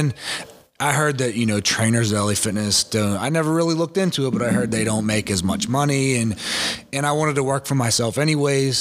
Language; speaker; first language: English; native; English